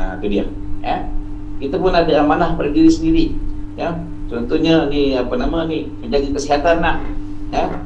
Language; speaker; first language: Malay; native; Malay